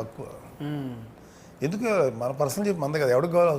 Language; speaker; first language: Telugu; native; Telugu